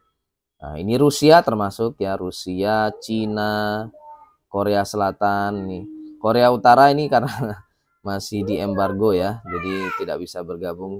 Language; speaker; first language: Indonesian; native; Indonesian